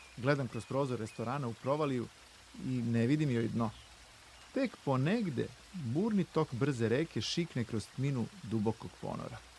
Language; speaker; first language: Serbian; native; Serbian